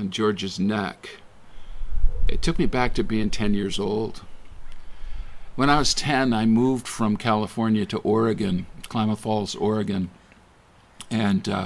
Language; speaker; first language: English; native; English